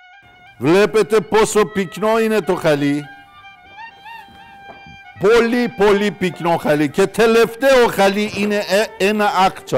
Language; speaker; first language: Greek; non-native, learner; Persian